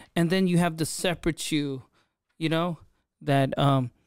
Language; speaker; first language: English; native; English